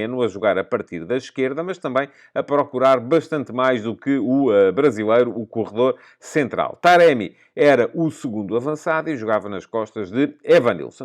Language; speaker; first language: Portuguese; native; Portuguese